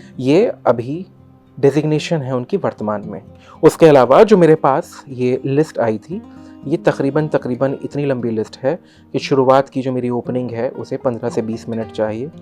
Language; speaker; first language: Hindi; native; Hindi